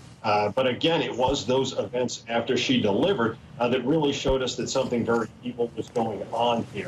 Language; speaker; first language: English; native; English